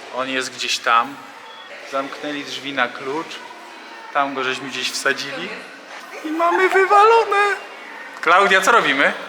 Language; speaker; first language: Polish; native; Polish